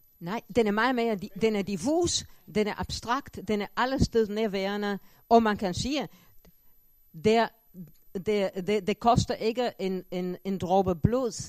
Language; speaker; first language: Danish; non-native, fluent; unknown